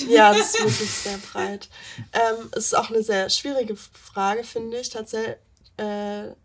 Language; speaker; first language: German; native; German